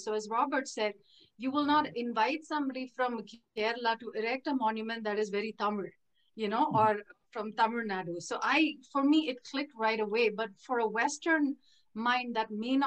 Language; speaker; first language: English; non-native, local second language; Tamil